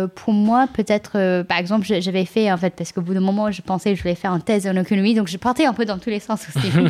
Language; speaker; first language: French; non-native, fluent; Chinese